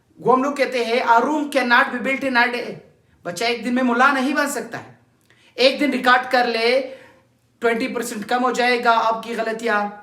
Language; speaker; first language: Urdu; non-native, local second language; Pashto